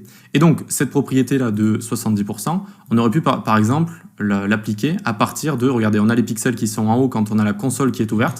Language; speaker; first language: French; native; French